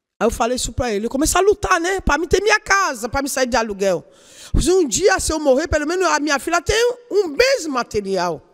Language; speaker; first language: Portuguese; non-native, learner; Yoruba